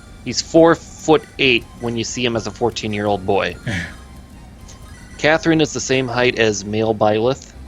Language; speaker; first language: English; native; English